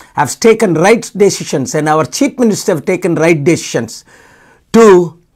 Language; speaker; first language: English; non-native, local second language; Telugu